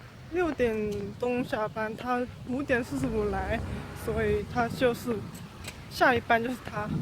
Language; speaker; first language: Chinese; early bilingual, heritage; Chinese